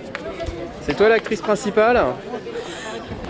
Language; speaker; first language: French; native; French